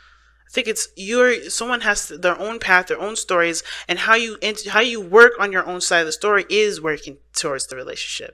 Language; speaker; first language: English; native; English